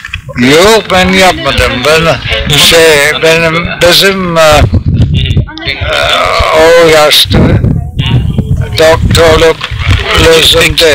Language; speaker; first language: Turkish; non-native, learner; English